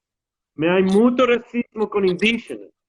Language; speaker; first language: Portuguese; non-native, fluent; Spanish